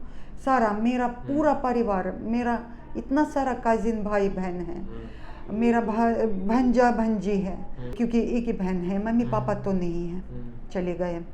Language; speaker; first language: Hindi; non-native, fluent; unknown